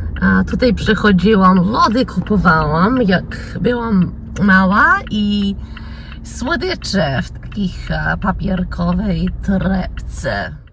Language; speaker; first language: Polish; early bilingual, heritage; Polish